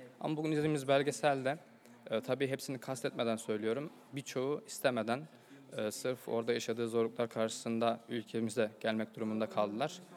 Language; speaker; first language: Turkish; native; Turkish